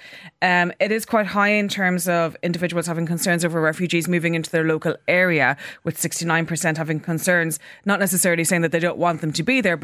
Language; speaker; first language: English; native; English